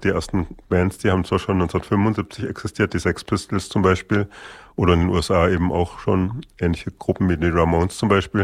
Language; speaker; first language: German; native; German